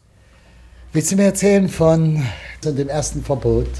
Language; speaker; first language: German; native; German